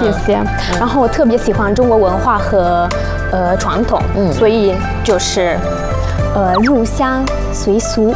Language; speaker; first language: Chinese; non-native, fluent; Italian